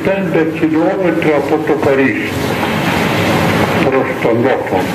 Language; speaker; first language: Greek; non-native, fluent; Russian